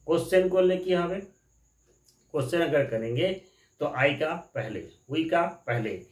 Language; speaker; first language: Hindi; non-native, local second language; Bangla